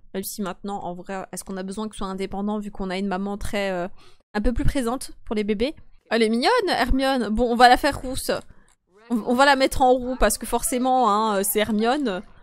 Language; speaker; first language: French; native; French